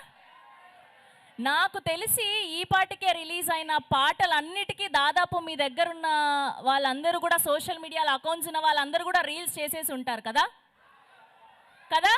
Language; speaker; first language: Telugu; native; Telugu